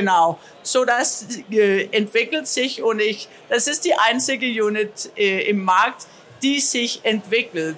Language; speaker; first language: German; non-native, learner; Danish